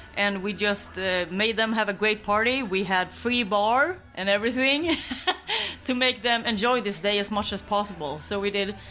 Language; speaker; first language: English; non-native, fluent; Swedish